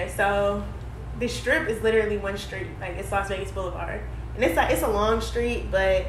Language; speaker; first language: English; native; English